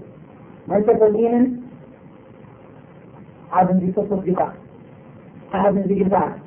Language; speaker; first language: German; non-native, fluent; Arabic